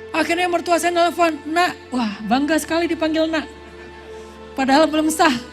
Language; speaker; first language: Indonesian; native; Indonesian